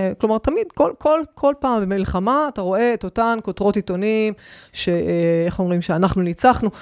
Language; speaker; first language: Hebrew; native; Hebrew